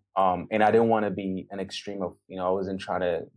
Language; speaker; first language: English; native; English